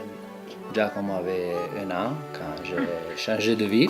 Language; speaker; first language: French; non-native, local second language; Italian